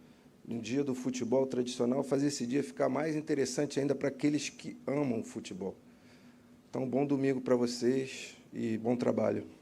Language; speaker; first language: Portuguese; native; Portuguese